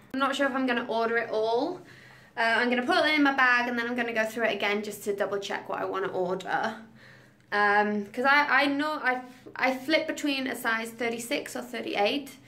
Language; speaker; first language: English; native; English